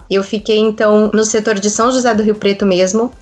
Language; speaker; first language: Portuguese; native; Portuguese